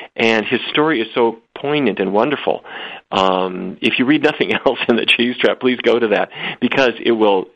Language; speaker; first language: English; native; English